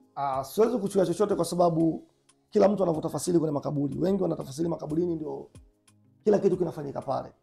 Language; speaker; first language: Swahili; native; Swahili